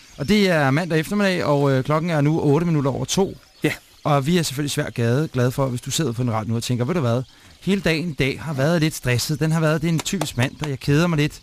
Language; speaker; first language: Danish; native; Danish